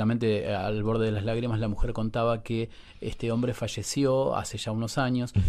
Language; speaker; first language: Spanish; native; Spanish